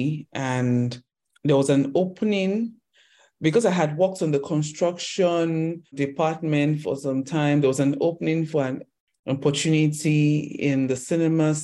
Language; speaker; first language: English; non-native, local second language; Yoruba